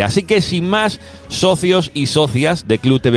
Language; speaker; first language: Spanish; native; Spanish